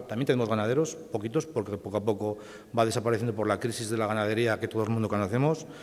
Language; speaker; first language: Spanish; native; Spanish